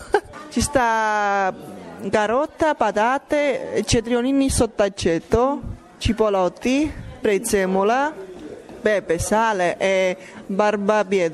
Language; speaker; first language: Italian; non-native, learner; Armenian